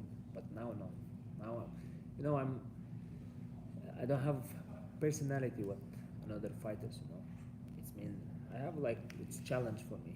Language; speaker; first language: English; non-native, learner; Russian